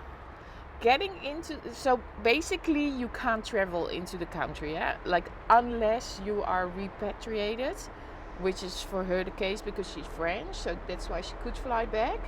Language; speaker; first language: English; non-native, fluent; Dutch